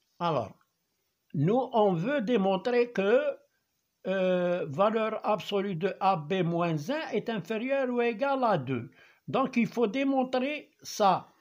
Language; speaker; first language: French; non-native, local second language; Arabic